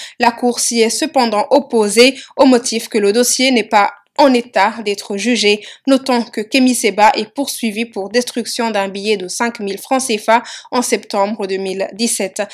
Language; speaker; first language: French; non-native, local second language; Wolof